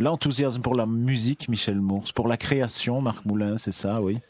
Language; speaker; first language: French; native; French